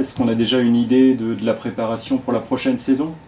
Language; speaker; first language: French; native; French